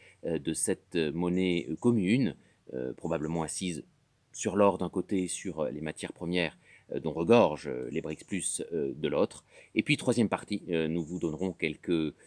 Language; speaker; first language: French; native; French